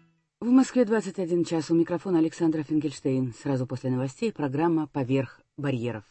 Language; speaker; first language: Russian; native; Russian